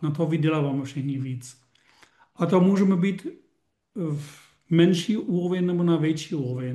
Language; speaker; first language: Czech; non-native, learner; German